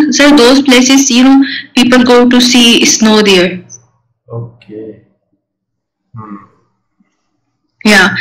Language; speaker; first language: English; non-native, local second language; Urdu